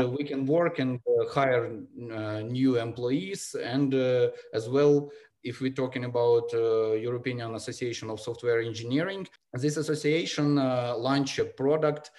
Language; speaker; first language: English; non-native, learner; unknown